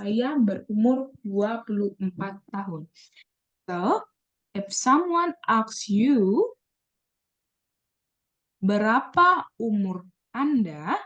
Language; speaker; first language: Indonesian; non-native, fluent; English